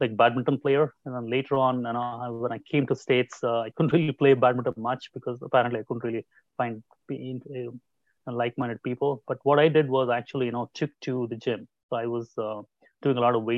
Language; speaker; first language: English; non-native, local second language; Kannada